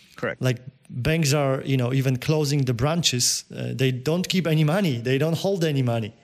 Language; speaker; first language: English; non-native, fluent; Polish